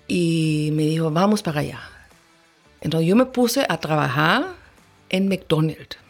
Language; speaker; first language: Spanish; non-native, fluent; German